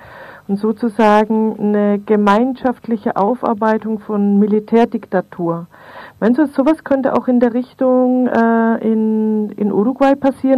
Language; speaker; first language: German; native; German